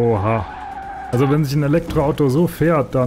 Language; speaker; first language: German; native; German